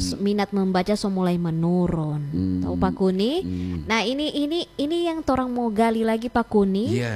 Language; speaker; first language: Indonesian; native; Indonesian